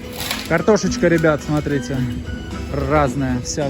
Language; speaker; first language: Russian; native; Russian